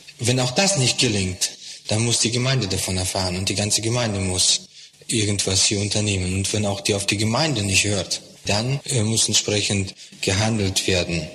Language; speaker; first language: German; non-native, fluent; Russian